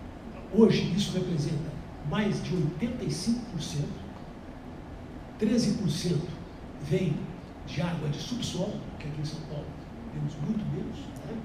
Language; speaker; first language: Portuguese; native; Portuguese